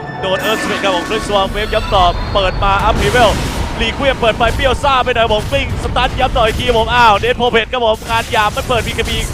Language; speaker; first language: Thai; native; Thai